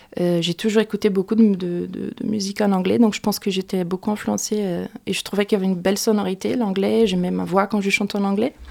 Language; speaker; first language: French; non-native, fluent; Portuguese